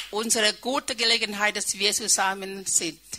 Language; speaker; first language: German; non-native, fluent; Thai